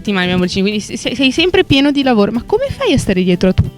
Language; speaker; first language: Italian; native; Italian